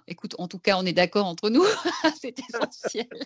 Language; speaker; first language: French; native; French